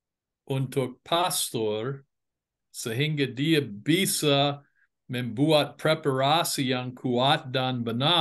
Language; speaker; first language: Indonesian; non-native, fluent; English